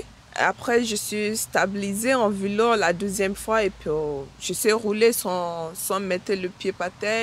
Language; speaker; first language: French; non-native, learner; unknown